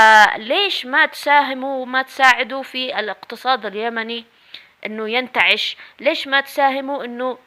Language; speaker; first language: Arabic; native; Arabic